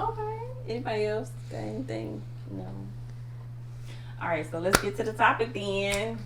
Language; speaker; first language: English; native; English